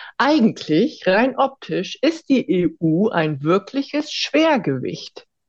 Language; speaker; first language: German; early bilingual, other home language; Icelandic